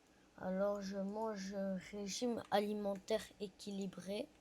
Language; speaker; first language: French; non-native, learner; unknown